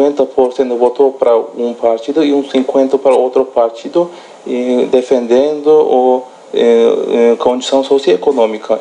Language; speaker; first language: Portuguese; non-native, fluent; Turkish